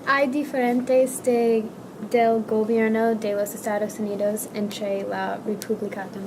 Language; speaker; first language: Spanish; non-native, learner; English